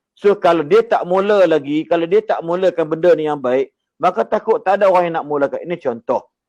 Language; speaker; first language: Malay; native; Malay